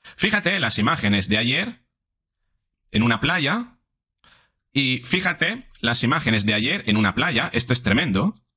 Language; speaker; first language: Spanish; non-native, fluent; Italian